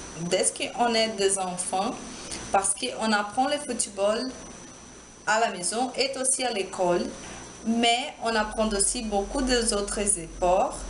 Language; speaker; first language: French; non-native, learner; Portuguese